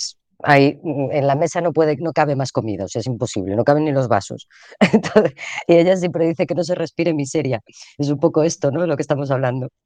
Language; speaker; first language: Spanish; native; Spanish